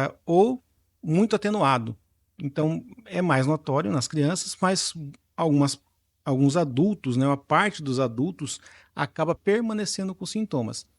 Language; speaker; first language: Portuguese; native; Portuguese